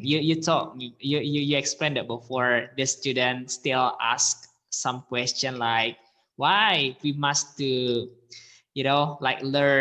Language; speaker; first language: English; non-native, fluent; Indonesian